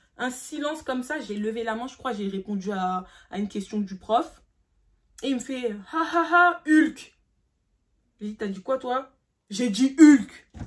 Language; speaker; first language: French; early bilingual, other home language; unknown